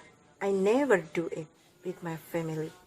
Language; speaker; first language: English; non-native, learner; Indonesian